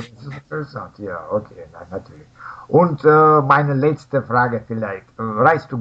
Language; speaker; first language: German; non-native, fluent; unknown